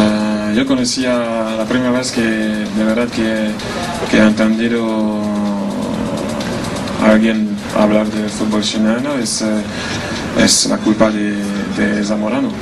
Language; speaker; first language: Spanish; non-native, fluent; French